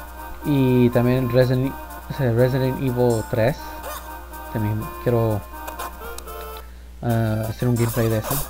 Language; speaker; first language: Spanish; early bilingual, heritage; Spanish